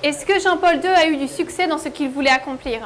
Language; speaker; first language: French; native; French